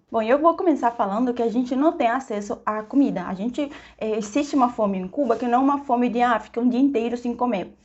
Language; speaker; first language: Portuguese; non-native, fluent; Spanish